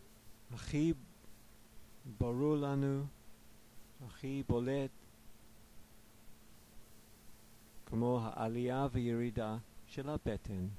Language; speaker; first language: Hebrew; non-native, fluent; English